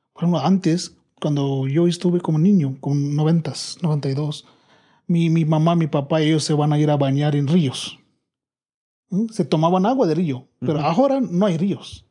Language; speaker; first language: Spanish; non-native, learner; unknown